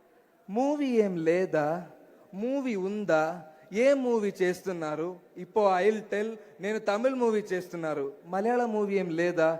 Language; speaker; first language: Telugu; non-native, learner; Malayalam